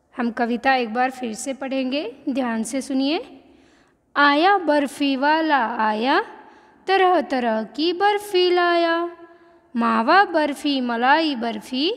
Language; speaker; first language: Hindi; non-native, local second language; Marathi